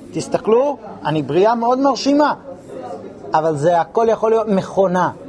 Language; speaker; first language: Hebrew; non-native, fluent; English